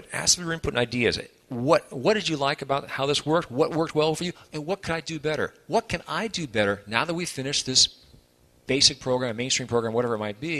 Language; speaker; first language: English; native; English